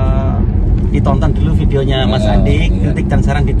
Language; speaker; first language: Indonesian; native; Indonesian